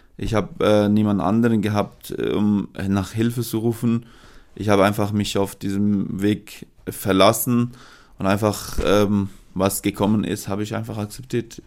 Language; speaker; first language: German; non-native, fluent; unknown